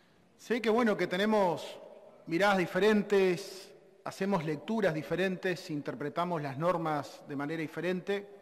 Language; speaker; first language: Spanish; native; Spanish